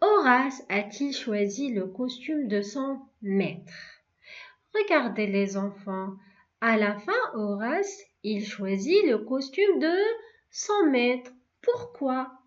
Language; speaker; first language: French; non-native, local second language; Arabic